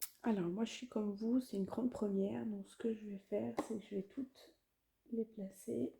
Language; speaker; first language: French; native; French